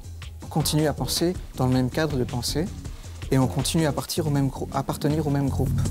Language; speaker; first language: French; native; French